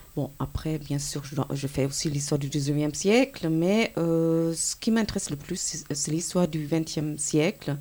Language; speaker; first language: French; non-native, fluent; German